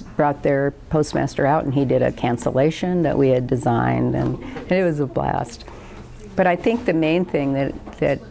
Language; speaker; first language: English; native; English